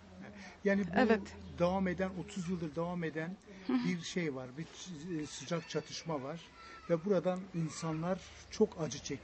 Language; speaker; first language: Turkish; native; Turkish